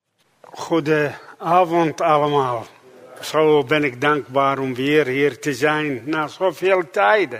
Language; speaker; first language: Dutch; non-native, fluent; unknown